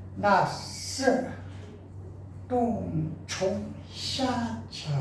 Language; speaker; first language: Chinese; non-native, learner; Korean